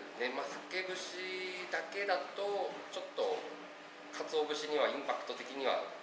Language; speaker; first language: Japanese; native; Japanese